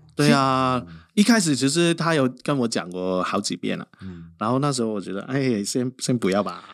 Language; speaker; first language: Chinese; non-native, local second language; Cantonese